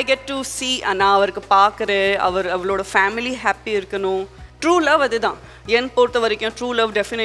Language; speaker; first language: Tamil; non-native, learner; Gujarati